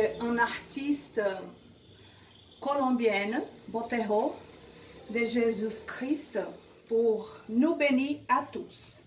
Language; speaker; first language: French; non-native, learner; Portuguese